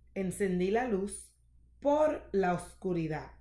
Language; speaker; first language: Spanish; non-native, learner; English